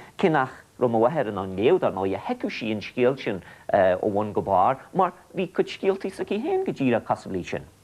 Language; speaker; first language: Irish; native; Irish